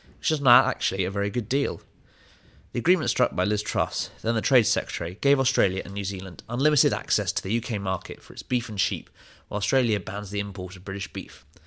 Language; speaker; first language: English; native; English